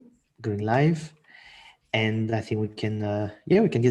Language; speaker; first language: English; non-native, fluent; French